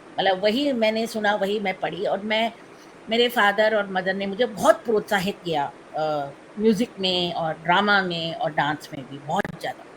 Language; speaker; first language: Hindi; non-native, local second language; Tamil